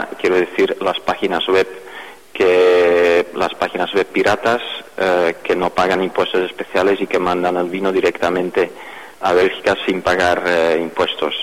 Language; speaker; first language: Spanish; non-native, fluent; Dutch